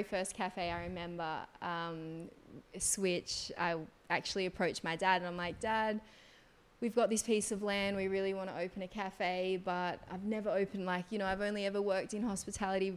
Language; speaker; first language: English; native; English